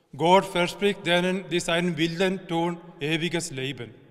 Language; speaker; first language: German; non-native, fluent; Hindi